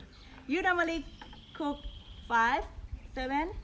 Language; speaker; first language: English; non-native, learner; Thai